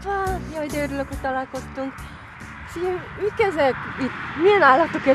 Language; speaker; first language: Hungarian; non-native, learner; Korean